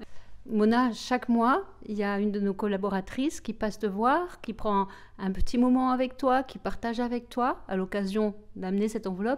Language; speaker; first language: French; native; French